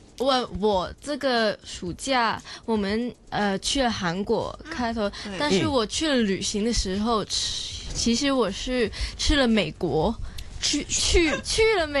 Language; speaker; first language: Chinese; non-native, local second language; Cantonese